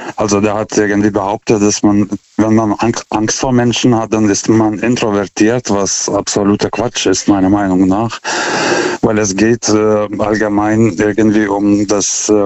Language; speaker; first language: German; non-native, fluent; Lithuanian